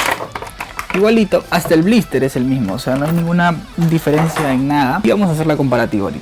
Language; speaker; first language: Spanish; native; Spanish